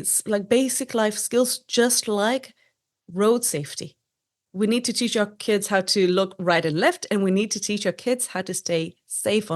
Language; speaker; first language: English; non-native, fluent; Hebrew